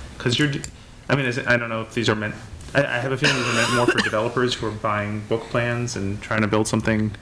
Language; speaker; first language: English; native; English